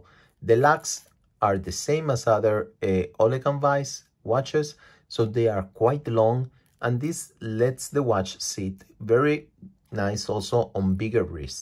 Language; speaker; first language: English; non-native, fluent; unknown